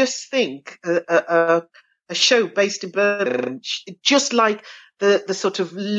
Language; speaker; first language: English; native; English